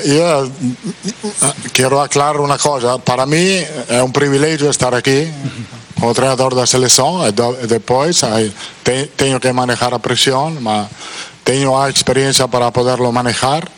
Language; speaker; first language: Portuguese; non-native, fluent; Italian